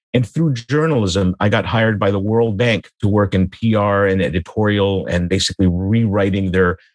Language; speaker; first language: English; native; English